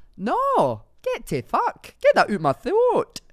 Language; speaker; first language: English; native; English